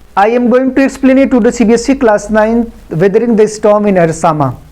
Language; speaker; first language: English; non-native, local second language; Hindi